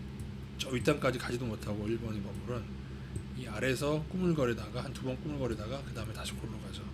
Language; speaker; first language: Korean; native; Korean